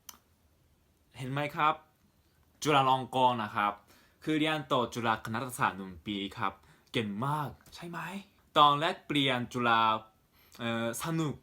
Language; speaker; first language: Thai; non-native, fluent; Japanese